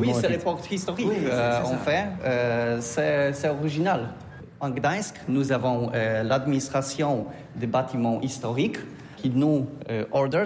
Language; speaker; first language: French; non-native, learner; Polish